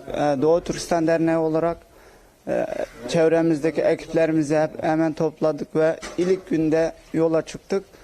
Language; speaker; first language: Turkish; non-native, local second language; Uyghur